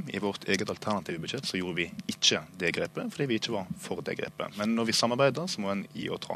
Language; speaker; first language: Norwegian; native; Norwegian